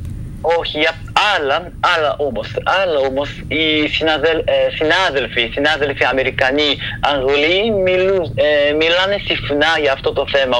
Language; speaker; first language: Greek; non-native, fluent; Japanese